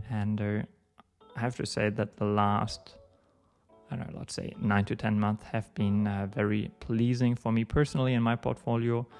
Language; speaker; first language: English; non-native, fluent; German